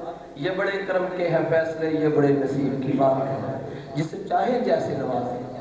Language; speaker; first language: Hindi; non-native, local second language; Punjabi